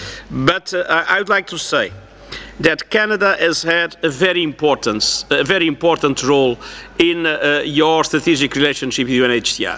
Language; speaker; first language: English; non-native, fluent; Portuguese